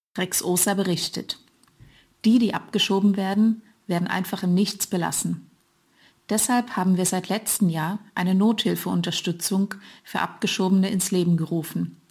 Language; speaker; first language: German; native; German